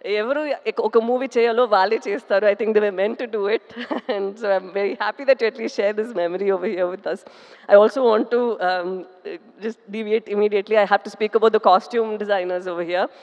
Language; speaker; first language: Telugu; non-native, fluent; Tamil